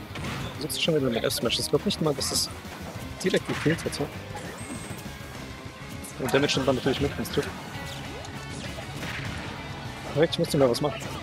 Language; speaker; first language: German; native; German